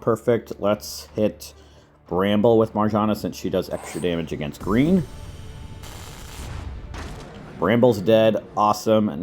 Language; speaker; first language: English; native; English